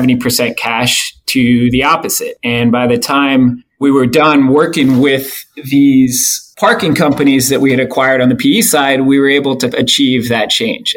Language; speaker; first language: English; native; English